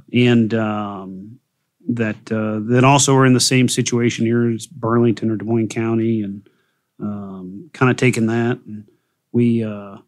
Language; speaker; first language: English; native; English